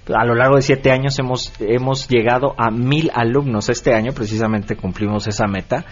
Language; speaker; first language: Spanish; native; Spanish